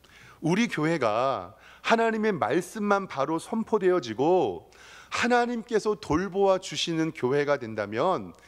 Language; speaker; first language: Korean; native; Korean